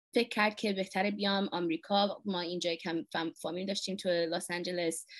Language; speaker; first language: Persian; early bilingual, heritage; Persian